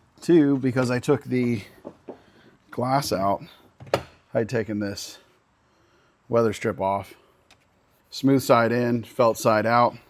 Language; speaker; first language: English; native; English